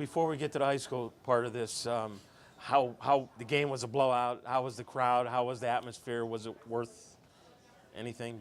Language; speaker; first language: English; native; English